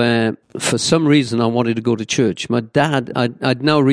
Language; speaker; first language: English; native; English